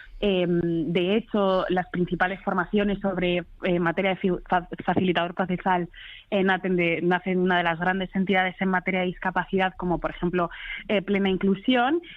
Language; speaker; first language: Spanish; early bilingual, other home language; Arabic